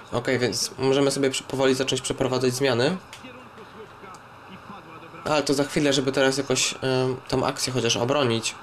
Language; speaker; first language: Polish; native; Polish